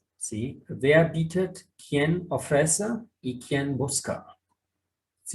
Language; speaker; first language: Spanish; non-native, fluent; German